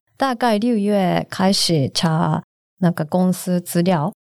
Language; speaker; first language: Chinese; non-native, learner; Japanese